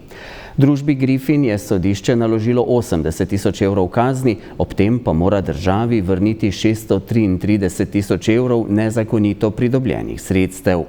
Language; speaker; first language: Slovenian; native; Slovenian